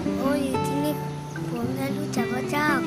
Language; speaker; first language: Thai; non-native, local second language; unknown